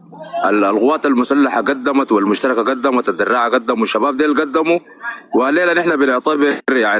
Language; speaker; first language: Arabic; native; Arabic